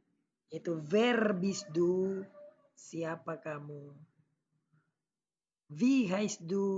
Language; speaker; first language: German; non-native, learner; Indonesian